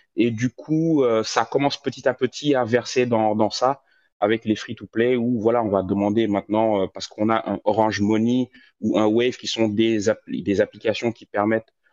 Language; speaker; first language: French; non-native, local second language; Wolof